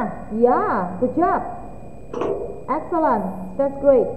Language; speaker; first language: English; non-native, fluent; Indonesian